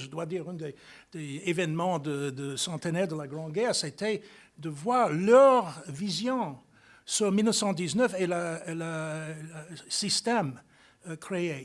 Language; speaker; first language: French; non-native, fluent; English